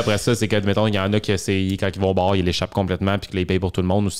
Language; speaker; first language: French; native; French